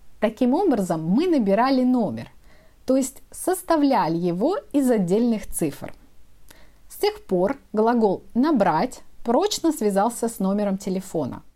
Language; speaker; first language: Russian; native; Russian